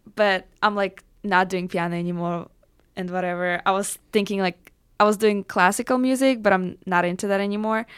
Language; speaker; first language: English; non-native, fluent; Russian